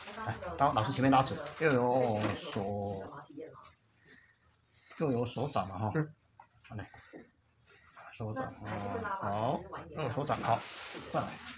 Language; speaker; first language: Chinese; native; Chinese